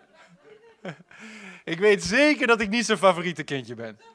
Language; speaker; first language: Dutch; native; Dutch